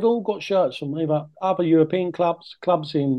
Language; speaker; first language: English; native; English